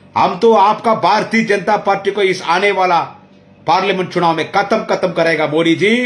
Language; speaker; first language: Hindi; non-native, local second language; Tamil